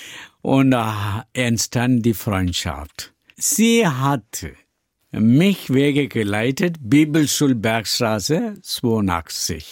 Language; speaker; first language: German; non-native, learner; Tamil